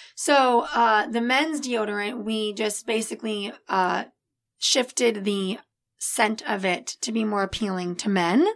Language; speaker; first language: English; native; English